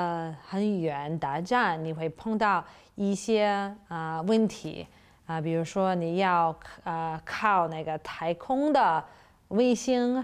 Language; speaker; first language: Chinese; non-native, fluent; English